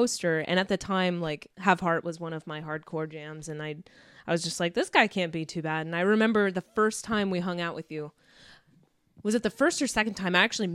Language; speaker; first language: English; native; English